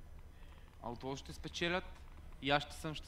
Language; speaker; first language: Bulgarian; native; Bulgarian